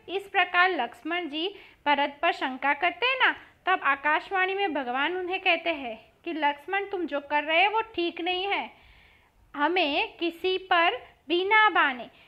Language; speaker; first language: Hindi; non-native, local second language; Gujarati